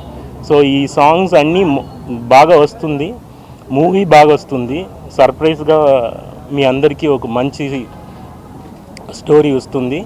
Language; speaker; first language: Telugu; non-native, fluent; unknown